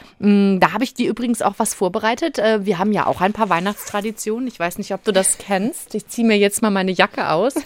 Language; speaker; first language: German; native; German